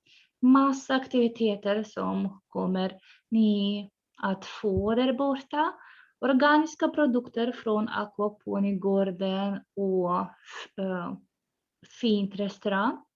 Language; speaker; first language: Swedish; non-native, fluent; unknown